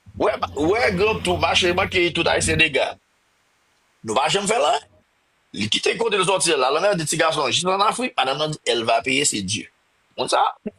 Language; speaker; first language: French; non-native, local second language; Haitian Creole